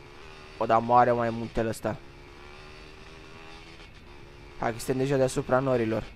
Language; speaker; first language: Romanian; native; Romanian